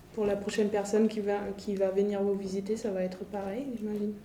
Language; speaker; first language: French; native; French